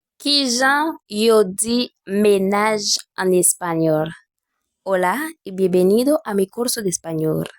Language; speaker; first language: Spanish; non-native, learner; Haitian Creole